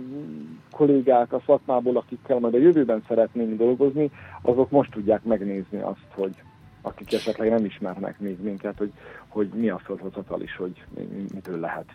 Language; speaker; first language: Hungarian; native; Hungarian